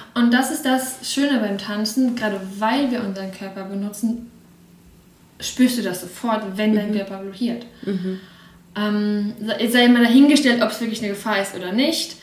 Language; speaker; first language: German; early bilingual, other home language; Russian